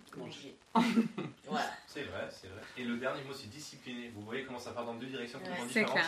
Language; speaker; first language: French; non-native, fluent; German